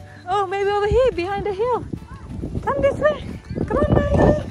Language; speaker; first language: English; non-native, fluent; Indonesian